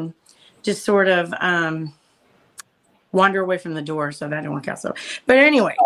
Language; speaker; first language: English; native; English